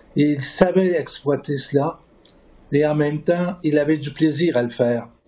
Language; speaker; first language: French; native; French